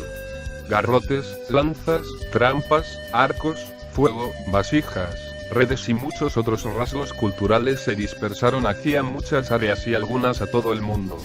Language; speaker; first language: Spanish; native; Spanish